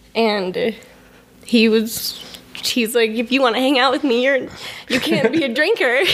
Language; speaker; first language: English; native; English